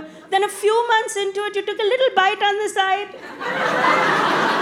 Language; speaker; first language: English; non-native, local second language; Hindi